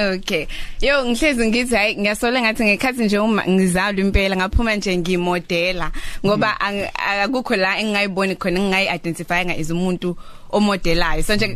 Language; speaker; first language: Zulu; native; Zulu